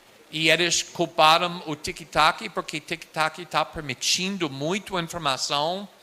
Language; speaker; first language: Portuguese; non-native, fluent; English